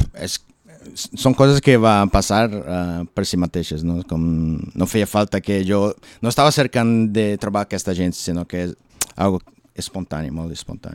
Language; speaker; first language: Catalan; non-native, learner; Portuguese